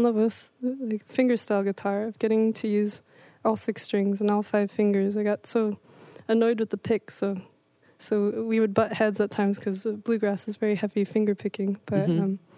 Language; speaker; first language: English; native; English